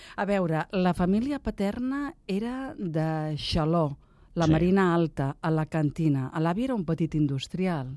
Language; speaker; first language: Catalan; native; Catalan